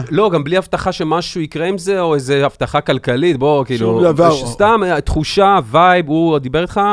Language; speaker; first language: Hebrew; native; Hebrew